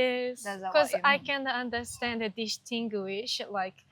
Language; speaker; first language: English; non-native, learner; Japanese